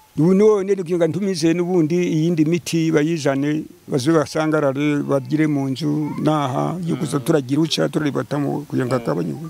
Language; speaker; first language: Kinyarwanda; native; Kinyarwanda